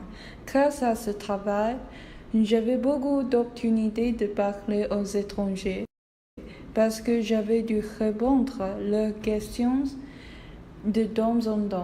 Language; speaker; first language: French; non-native, learner; Chinese